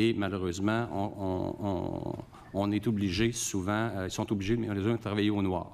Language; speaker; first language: French; native; French